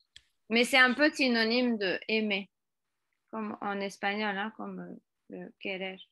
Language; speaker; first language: French; non-native, fluent; Spanish